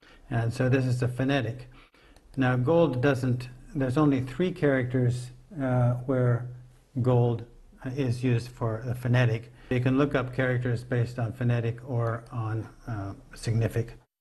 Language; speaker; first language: English; native; English